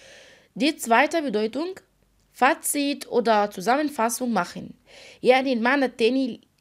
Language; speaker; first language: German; non-native, fluent; Arabic